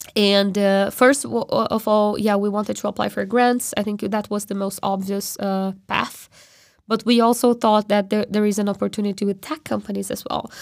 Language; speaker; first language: English; non-native, fluent; Portuguese